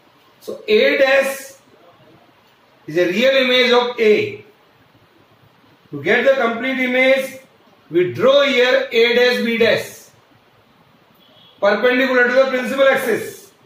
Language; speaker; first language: English; non-native, local second language; Hindi